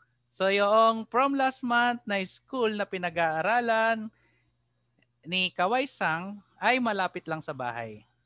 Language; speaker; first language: Filipino; native; Filipino